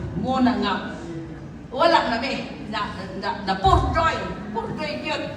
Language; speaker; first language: Cebuano; non-native, local second language; Chavacano